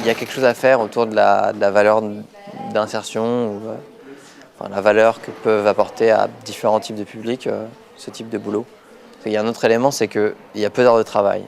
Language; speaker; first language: French; native; French